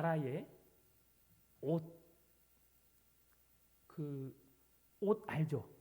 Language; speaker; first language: Korean; native; Korean